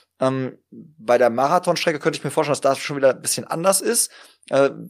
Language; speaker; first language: German; native; German